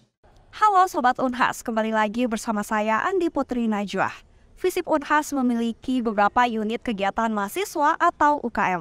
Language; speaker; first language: Indonesian; native; Indonesian